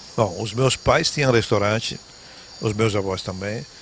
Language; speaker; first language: Portuguese; non-native, fluent; Italian